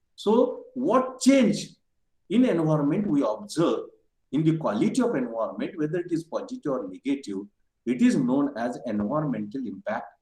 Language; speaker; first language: English; non-native, local second language; Marathi